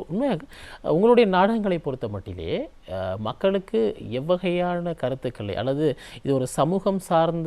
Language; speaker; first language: Tamil; native; Tamil